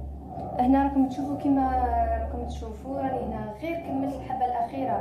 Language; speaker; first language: Arabic; native; Arabic